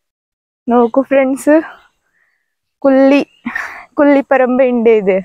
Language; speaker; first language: Malayalam; non-native, local second language; Hindi